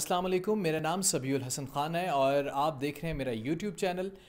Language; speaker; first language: Urdu; non-native, local second language; Punjabi